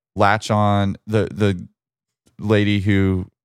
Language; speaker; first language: English; native; English